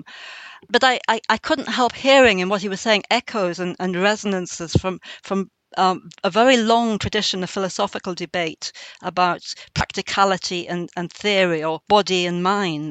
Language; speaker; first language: English; native; English